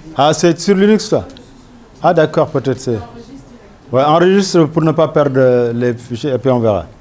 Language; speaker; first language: French; non-native, local second language; Wolof